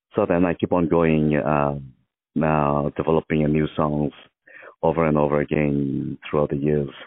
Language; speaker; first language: English; non-native, local second language; Mizo